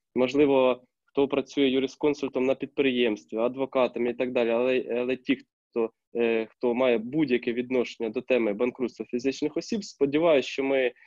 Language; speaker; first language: Ukrainian; non-native, local second language; Russian